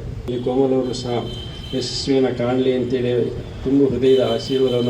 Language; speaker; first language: Kannada; native; Kannada